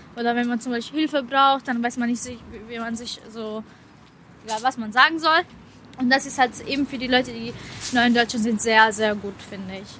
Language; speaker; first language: German; non-native, fluent; Italian